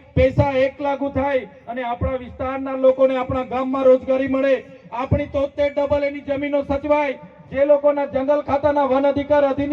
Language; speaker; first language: Gujarati; non-native, local second language; Vasavi